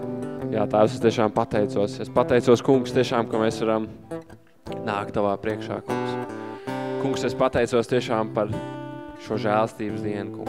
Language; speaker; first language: Latvian; native; Latvian